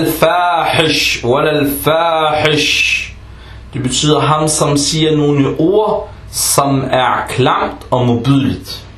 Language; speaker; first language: Danish; non-native, fluent; Arabic